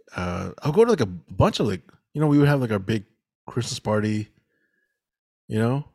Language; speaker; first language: English; native; English